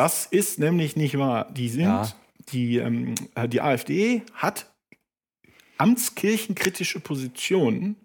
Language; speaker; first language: German; native; German